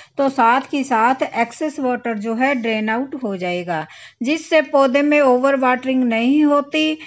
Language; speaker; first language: Hindi; native; Hindi